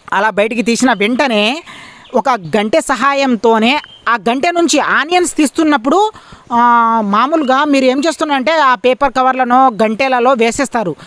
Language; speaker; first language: Telugu; non-native, local second language; Lambadi